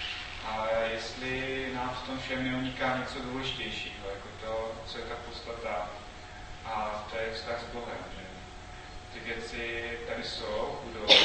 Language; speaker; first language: Czech; non-native, fluent; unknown